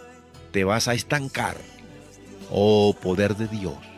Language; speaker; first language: Spanish; native; Spanish